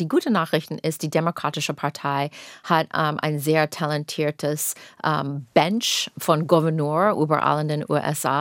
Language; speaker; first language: German; non-native, fluent; English